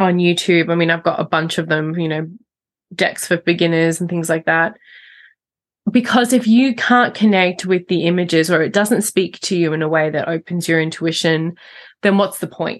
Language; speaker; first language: English; native; English